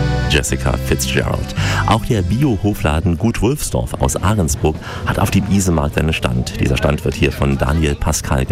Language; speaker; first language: German; native; German